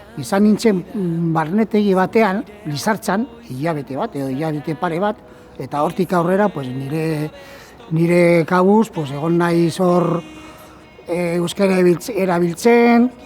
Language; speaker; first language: Basque; non-native, local second language; Spanish